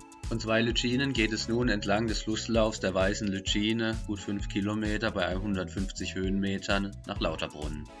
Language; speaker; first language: German; native; German